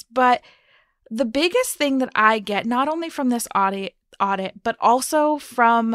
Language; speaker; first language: English; native; English